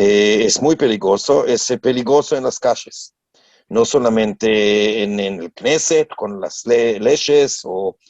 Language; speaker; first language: Spanish; non-native, learner; Hebrew